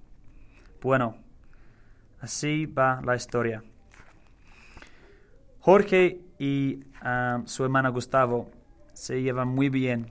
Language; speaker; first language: Spanish; non-native, learner; English